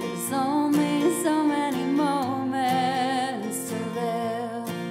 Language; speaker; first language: English; native; English